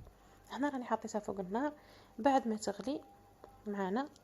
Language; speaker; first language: Arabic; native; Arabic